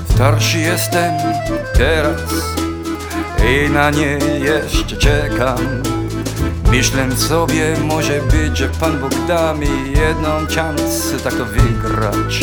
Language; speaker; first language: Polish; early bilingual, heritage; Polish